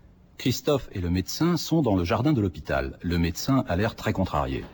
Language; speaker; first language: French; native; French